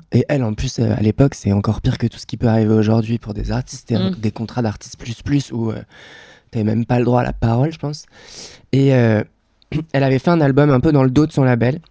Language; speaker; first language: French; native; French